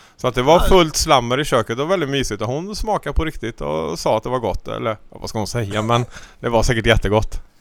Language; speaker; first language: Swedish; native; Swedish